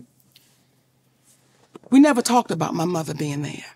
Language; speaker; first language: English; native; English